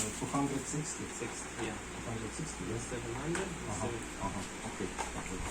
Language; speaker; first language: English; non-native, learner; Ukrainian